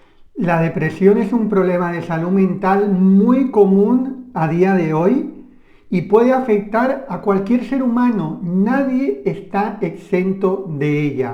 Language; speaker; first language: Spanish; native; Spanish